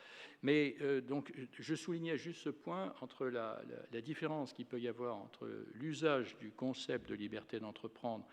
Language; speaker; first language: French; native; French